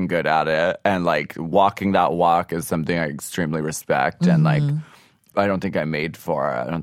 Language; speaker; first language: English; native; English